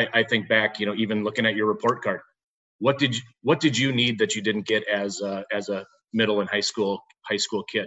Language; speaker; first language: English; native; English